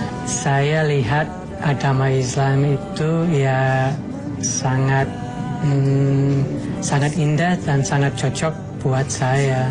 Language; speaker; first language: Indonesian; non-native, fluent; English